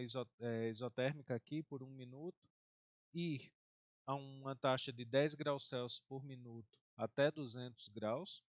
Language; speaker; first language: Portuguese; native; Portuguese